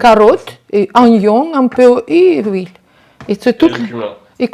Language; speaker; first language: French; non-native, learner; Russian